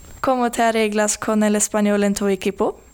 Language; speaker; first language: Spanish; non-native, learner; Swedish